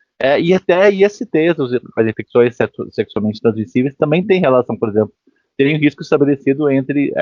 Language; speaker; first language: Portuguese; native; Portuguese